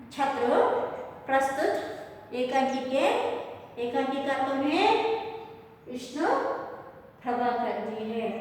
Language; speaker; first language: Hindi; non-native, local second language; Kannada